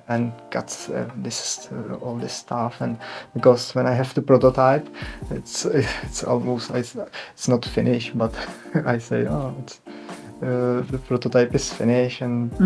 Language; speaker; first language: English; non-native, learner; Czech